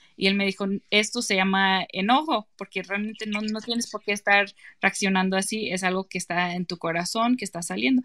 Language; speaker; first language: Spanish; non-native, fluent; English